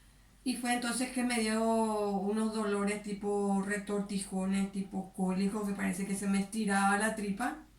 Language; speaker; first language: Spanish; native; Spanish